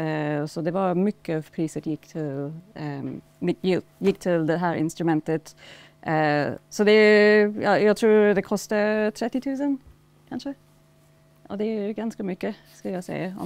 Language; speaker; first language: Swedish; non-native, fluent; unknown